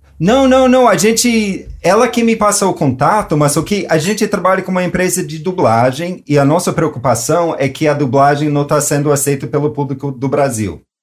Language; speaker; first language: Portuguese; non-native, fluent; English